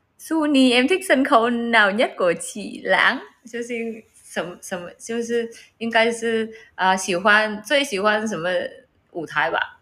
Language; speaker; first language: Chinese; non-native, learner; Vietnamese